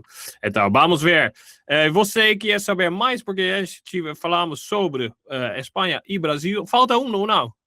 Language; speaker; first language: Portuguese; non-native, fluent; Dutch